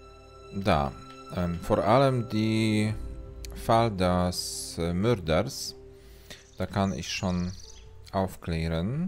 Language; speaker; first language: German; non-native, learner; Polish